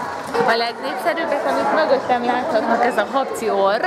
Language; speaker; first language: Hungarian; native; Hungarian